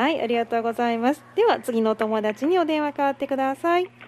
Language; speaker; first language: Japanese; native; Japanese